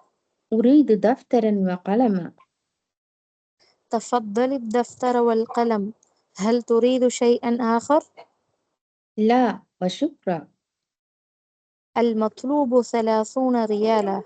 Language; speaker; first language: Arabic; non-native, learner; Tamil